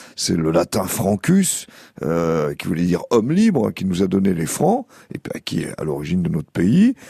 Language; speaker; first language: French; native; French